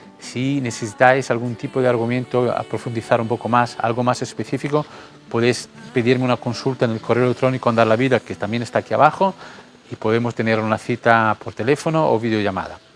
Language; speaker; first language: Spanish; non-native, fluent; Italian